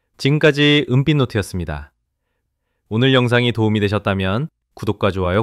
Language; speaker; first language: Korean; native; Korean